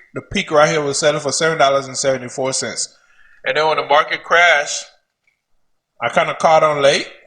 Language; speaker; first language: English; native; English